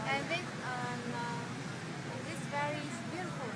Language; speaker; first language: English; non-native, learner; Vietnamese